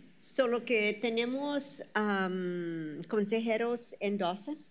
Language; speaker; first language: Spanish; early bilingual, heritage; Spanish